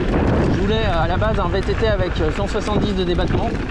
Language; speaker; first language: French; native; French